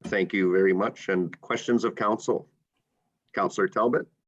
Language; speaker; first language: English; native; English